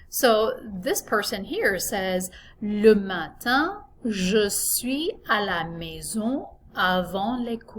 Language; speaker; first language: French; non-native, fluent; English